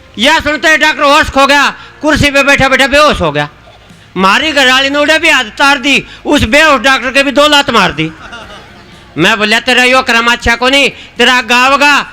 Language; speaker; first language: Hindi; native; Hindi